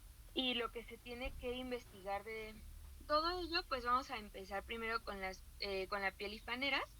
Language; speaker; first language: Spanish; native; Spanish